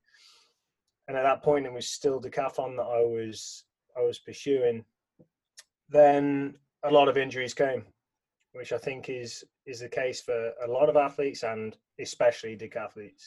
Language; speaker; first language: English; native; English